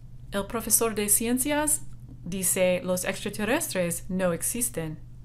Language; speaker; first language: Spanish; non-native, fluent; English